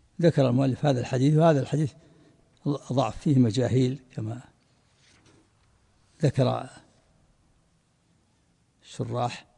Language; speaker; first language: Arabic; native; Arabic